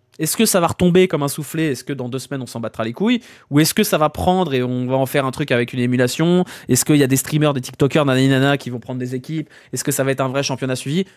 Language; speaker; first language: French; native; French